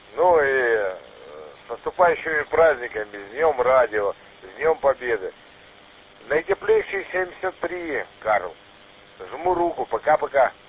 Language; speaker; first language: Russian; native; Russian